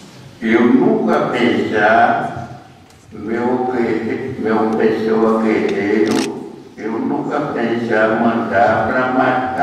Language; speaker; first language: Portuguese; non-native, local second language; Kayapó